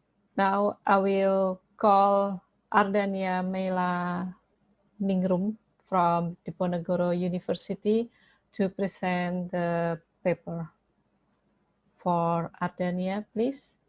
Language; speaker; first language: English; non-native, learner; Indonesian